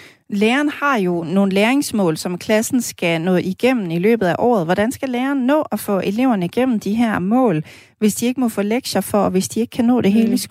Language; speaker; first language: Danish; native; Danish